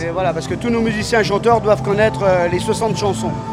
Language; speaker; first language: French; native; French